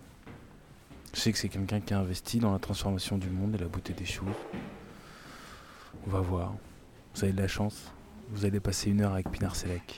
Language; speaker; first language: French; native; French